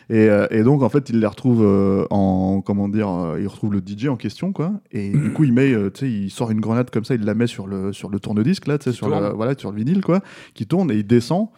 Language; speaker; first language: French; native; French